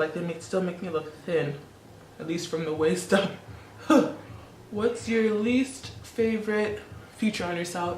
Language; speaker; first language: English; early bilingual, other home language; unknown